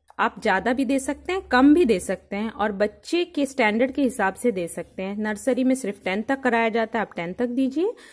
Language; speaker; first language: Hindi; native; Hindi